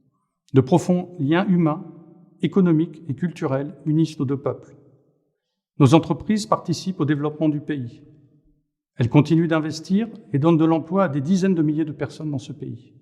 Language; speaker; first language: French; native; French